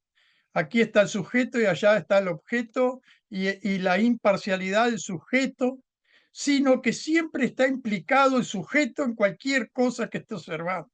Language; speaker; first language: Spanish; native; Spanish